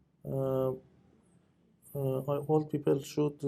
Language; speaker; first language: English; non-native, learner; Persian